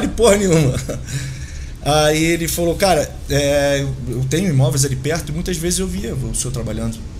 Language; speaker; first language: Portuguese; native; Portuguese